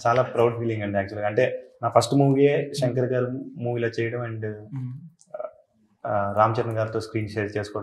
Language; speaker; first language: Telugu; native; Telugu